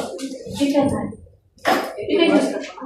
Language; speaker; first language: English; non-native, fluent; Indonesian